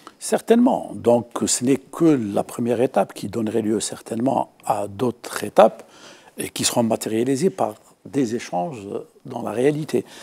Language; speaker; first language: French; non-native, local second language; Arabic